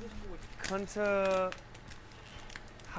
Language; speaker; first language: German; non-native, learner; English